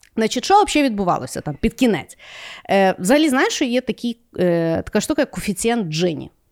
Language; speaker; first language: Ukrainian; non-native, local second language; Russian